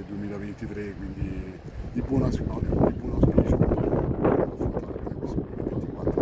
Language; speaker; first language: Italian; native; Italian